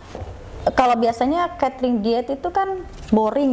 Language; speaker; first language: Indonesian; native; Indonesian